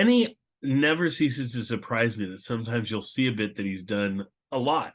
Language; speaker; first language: English; native; English